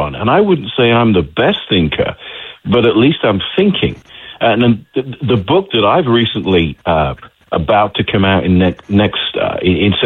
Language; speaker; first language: English; native; English